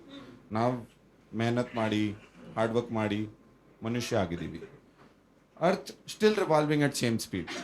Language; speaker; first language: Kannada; non-native, learner; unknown